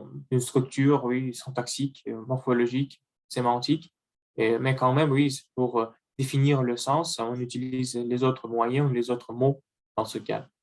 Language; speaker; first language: French; non-native, learner; Russian